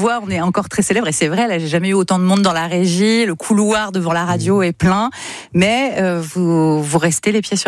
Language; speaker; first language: French; native; French